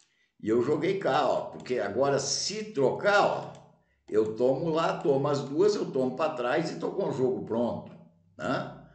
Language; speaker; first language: Portuguese; native; Portuguese